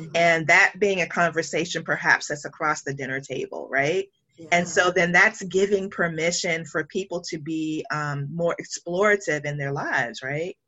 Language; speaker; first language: English; native; English